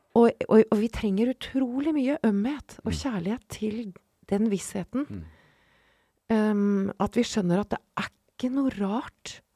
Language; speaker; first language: Norwegian; native; Norwegian